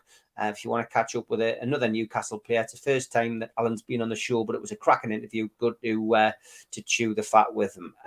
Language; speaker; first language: English; native; English